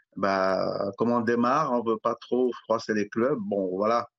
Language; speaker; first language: French; native; French